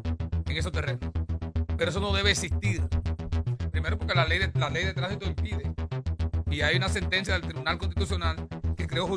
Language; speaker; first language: Spanish; native; Spanish